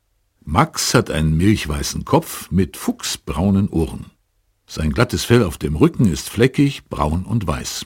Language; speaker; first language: German; native; German